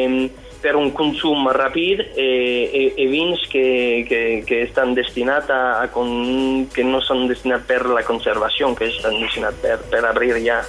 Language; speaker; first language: Catalan; non-native, fluent; French